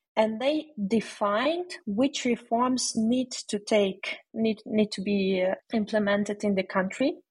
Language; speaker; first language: English; non-native, fluent; Ukrainian